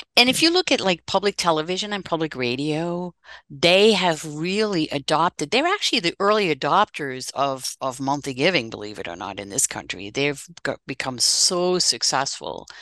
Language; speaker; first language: English; non-native, fluent; Dutch